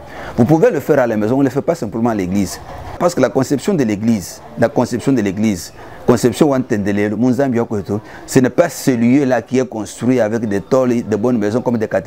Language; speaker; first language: French; non-native, local second language; Luba-Lulua